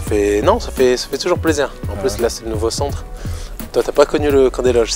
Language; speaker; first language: French; native; French